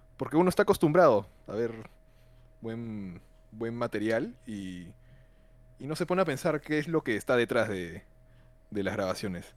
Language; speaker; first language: Spanish; native; Spanish